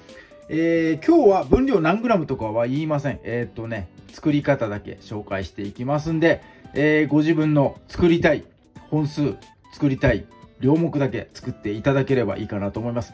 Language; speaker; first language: Japanese; native; Japanese